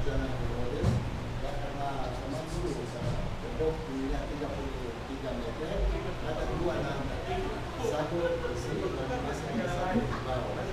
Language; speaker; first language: Indonesian; non-native, fluent; Hebrew